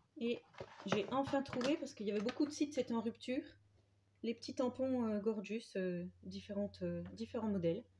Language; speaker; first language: French; native; French